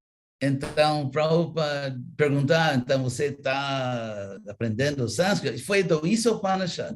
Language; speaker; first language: Portuguese; non-native, fluent; English